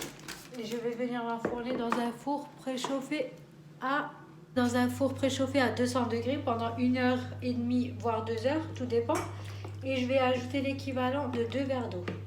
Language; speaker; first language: French; native; French